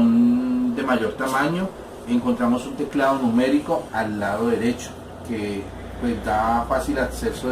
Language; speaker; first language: Spanish; native; Spanish